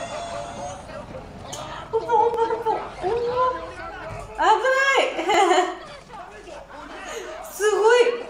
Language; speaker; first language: Japanese; non-native, learner; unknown